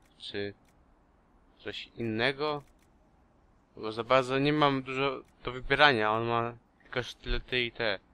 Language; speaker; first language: Polish; early bilingual, heritage; Polish